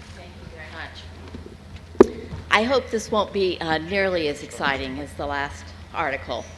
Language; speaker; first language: English; native; English